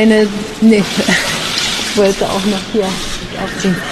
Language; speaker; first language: German; native; German